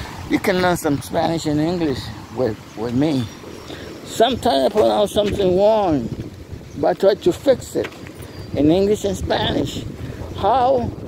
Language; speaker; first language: English; non-native, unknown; Spanish